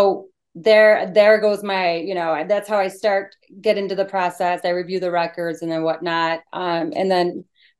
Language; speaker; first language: English; native; English